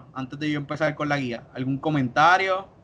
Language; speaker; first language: Spanish; native; Spanish